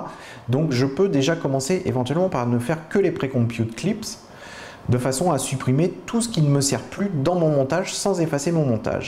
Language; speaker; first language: French; native; French